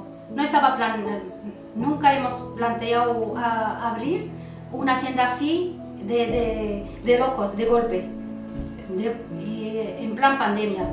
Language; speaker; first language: Spanish; non-native, local second language; Arabic